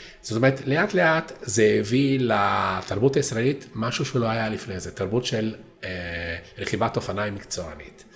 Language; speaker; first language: Hebrew; non-native, fluent; Italian